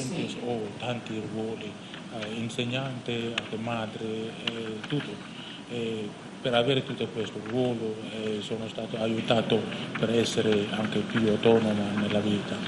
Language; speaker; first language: Italian; non-native, fluent; Indonesian